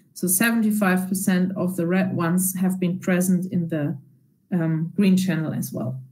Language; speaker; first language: English; non-native, fluent; German